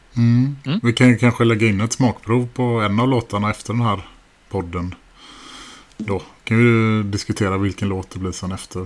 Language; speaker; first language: Swedish; native; Swedish